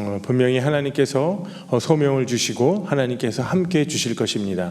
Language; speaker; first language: Korean; native; Korean